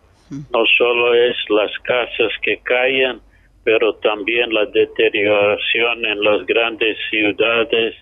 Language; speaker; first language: Spanish; non-native, fluent; English